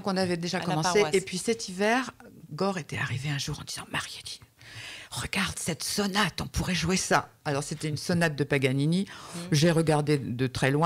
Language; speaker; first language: French; native; French